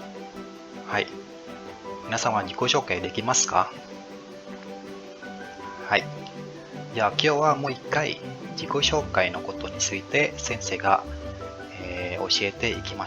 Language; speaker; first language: Japanese; non-native, fluent; Indonesian